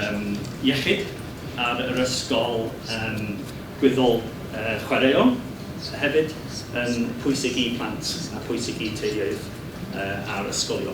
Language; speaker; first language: Welsh; non-native, learner; English